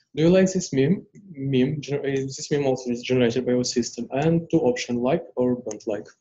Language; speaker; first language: English; non-native, fluent; Ukrainian